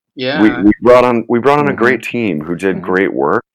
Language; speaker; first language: English; native; English